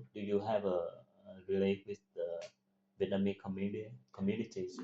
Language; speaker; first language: English; non-native, learner; Vietnamese